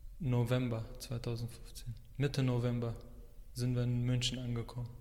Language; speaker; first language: German; non-native, fluent; Arabic